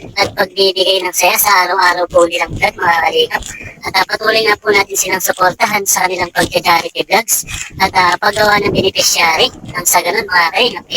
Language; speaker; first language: Filipino; native; Filipino